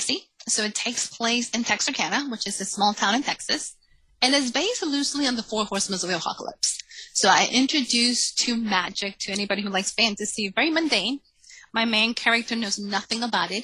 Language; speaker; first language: English; early bilingual, other home language; Spanish